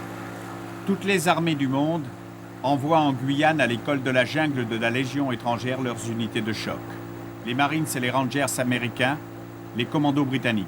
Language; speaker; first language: French; native; French